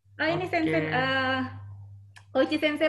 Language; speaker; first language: Indonesian; native; Indonesian